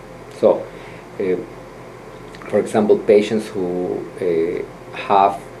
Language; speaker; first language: English; non-native, fluent; Spanish